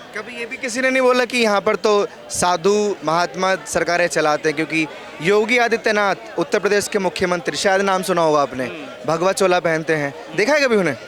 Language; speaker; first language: Hindi; native; Hindi